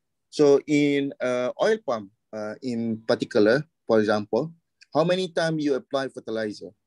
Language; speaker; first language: English; non-native, local second language; Malay